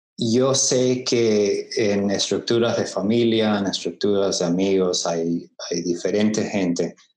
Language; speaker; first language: Spanish; early bilingual, heritage; Spanish